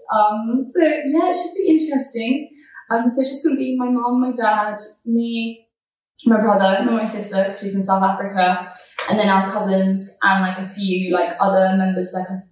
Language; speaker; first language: English; non-native, fluent; Polish